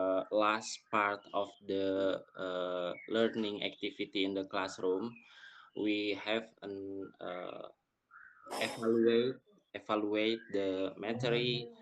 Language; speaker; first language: English; non-native, fluent; Indonesian